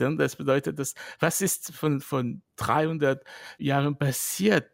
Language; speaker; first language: German; non-native, fluent; French